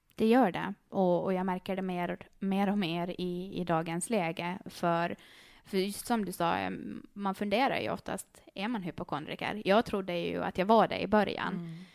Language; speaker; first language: Swedish; native; Swedish